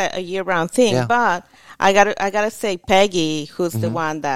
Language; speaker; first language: English; non-native, fluent; Spanish